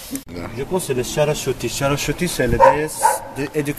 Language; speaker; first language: French; non-native, learner; Nepali